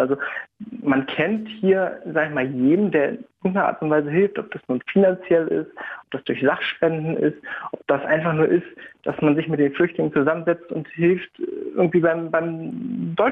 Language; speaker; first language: German; native; German